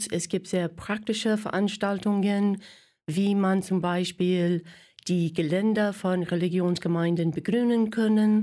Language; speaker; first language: German; non-native, fluent; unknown